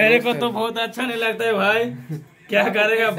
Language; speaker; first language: Hindi; non-native, local second language; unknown